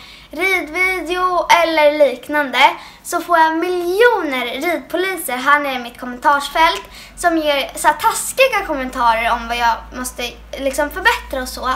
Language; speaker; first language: Swedish; native; Swedish